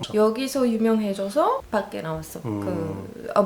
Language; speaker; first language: Korean; non-native, fluent; Arabic